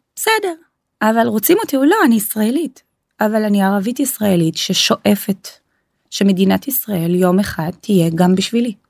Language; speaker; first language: Hebrew; non-native, local second language; Arabic